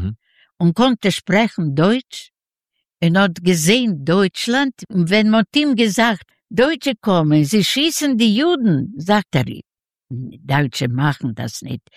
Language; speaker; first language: German; non-native, learner; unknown